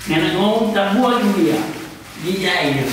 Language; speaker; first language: Indonesian; non-native, learner; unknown